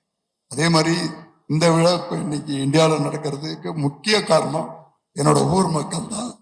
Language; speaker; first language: Tamil; native; Tamil